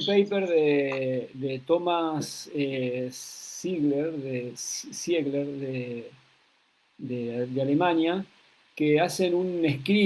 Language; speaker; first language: Spanish; native; Spanish